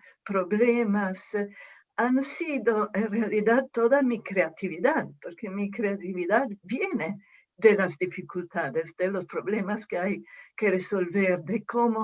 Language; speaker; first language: Spanish; non-native, fluent; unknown